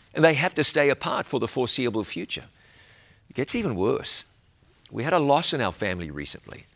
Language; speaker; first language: English; native; English